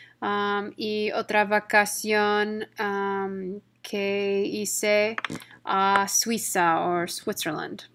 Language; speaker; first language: Spanish; non-native, fluent; English